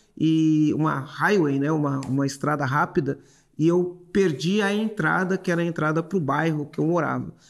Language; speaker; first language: Portuguese; native; Portuguese